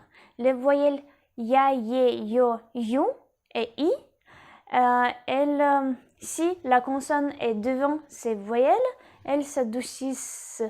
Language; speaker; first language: French; non-native, fluent; Russian